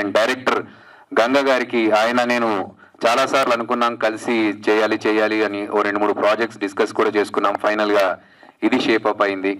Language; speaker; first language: Telugu; native; Telugu